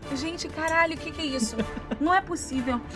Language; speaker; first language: Portuguese; native; Portuguese